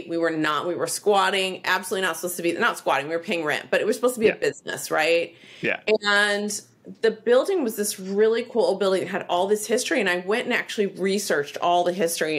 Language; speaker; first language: English; native; English